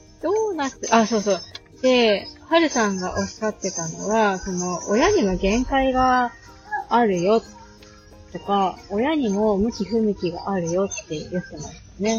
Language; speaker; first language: Japanese; native; Japanese